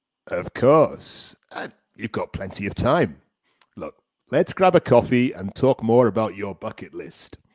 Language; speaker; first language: English; native; English